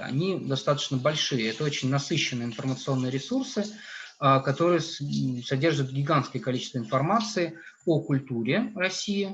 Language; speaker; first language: Russian; native; Russian